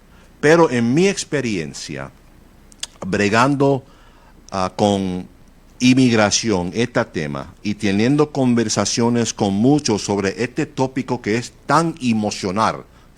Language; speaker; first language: Spanish; native; Spanish